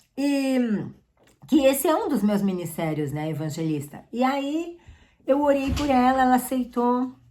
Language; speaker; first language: Portuguese; native; Portuguese